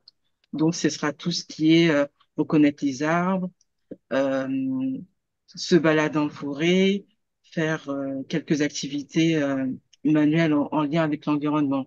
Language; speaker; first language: French; native; French